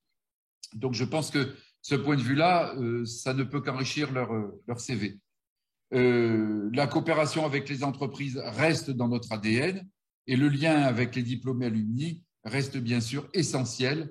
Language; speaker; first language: French; native; French